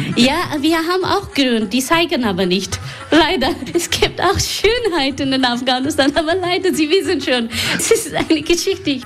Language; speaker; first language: German; non-native, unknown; Persian